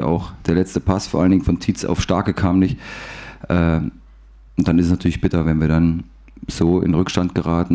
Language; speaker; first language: German; native; German